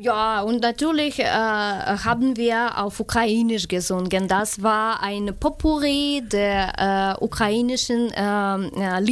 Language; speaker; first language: German; non-native, fluent; Ukrainian